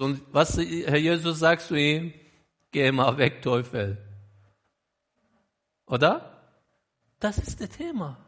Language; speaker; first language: German; non-native, learner; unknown